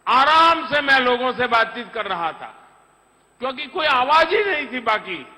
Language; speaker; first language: Hindi; non-native, local second language; Gujarati